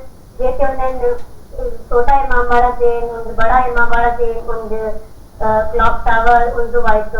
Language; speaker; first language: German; non-native, learner; Hindi